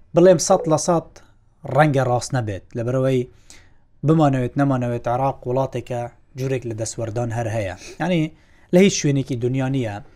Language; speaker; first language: Central Kurdish; non-native, local second language; Kurdish